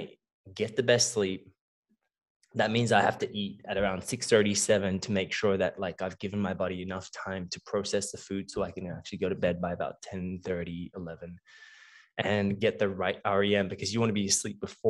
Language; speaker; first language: English; native; English